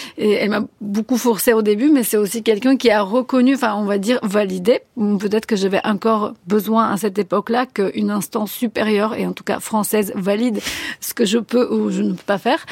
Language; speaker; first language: French; non-native, fluent; Bulgarian